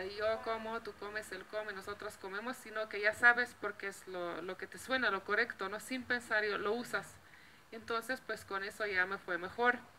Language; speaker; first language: Spanish; non-native, fluent; Slovenian